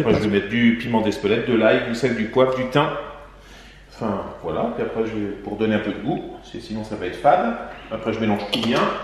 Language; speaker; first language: French; native; French